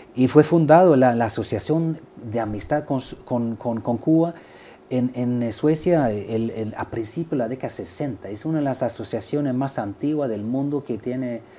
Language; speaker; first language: Spanish; non-native, fluent; Swedish